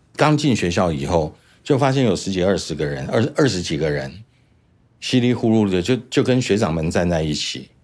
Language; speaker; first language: Chinese; native; Chinese